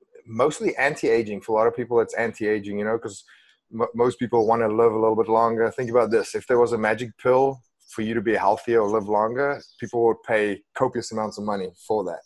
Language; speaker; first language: English; non-native, local second language; Afrikaans